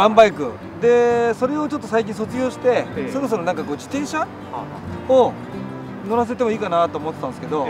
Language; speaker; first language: Japanese; native; Japanese